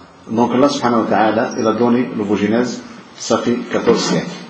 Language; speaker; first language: French; non-native, local second language; Arabic